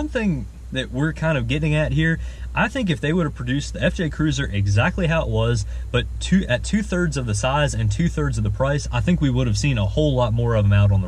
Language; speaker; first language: English; native; English